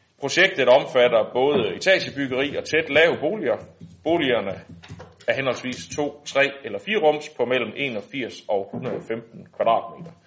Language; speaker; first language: Danish; native; Danish